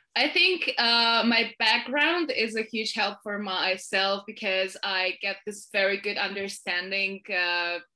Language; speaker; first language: English; non-native, fluent; Polish